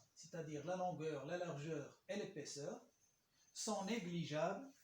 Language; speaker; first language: French; non-native, local second language; Arabic